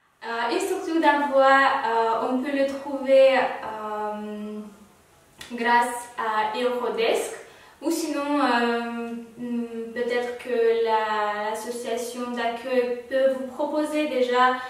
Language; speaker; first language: French; non-native, fluent; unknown